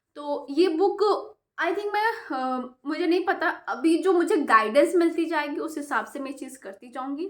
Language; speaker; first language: Hindi; native; Hindi